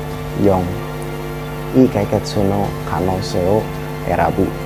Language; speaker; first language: Japanese; non-native, learner; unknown